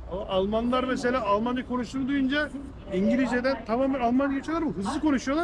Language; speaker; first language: Turkish; native; Turkish